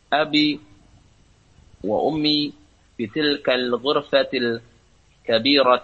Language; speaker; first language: Arabic; non-native, learner; Indonesian